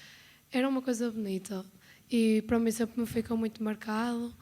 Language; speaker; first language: Portuguese; native; Portuguese